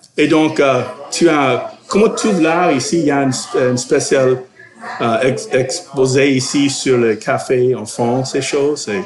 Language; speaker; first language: French; non-native, fluent; English